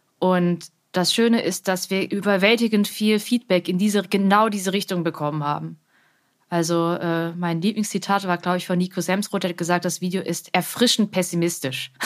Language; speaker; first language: German; early bilingual, other home language; Vietnamese